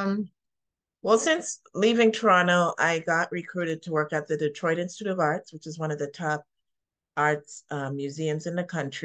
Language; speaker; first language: English; native; English